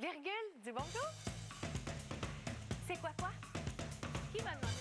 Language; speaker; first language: French; native; French